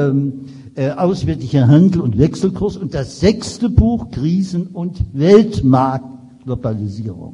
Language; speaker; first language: German; native; German